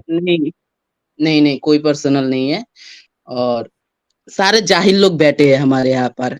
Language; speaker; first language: Hindi; non-native, fluent; Bangla